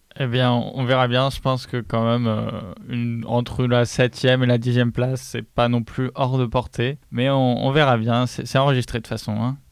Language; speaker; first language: French; native; French